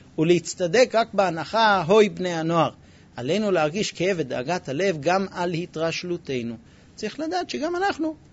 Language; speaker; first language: Hebrew; non-native, fluent; English